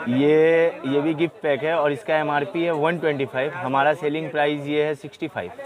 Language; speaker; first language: Hindi; native; Hindi